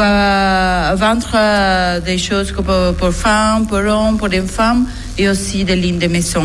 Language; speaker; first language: French; non-native, learner; Spanish